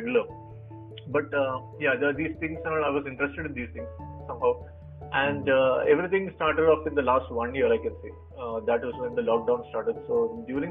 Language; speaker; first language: English; non-native, local second language; Malayalam